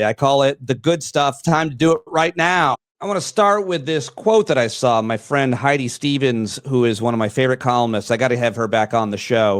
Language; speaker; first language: English; native; English